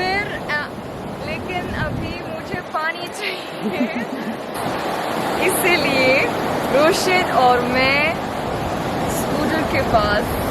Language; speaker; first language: Hindi; non-native, learner; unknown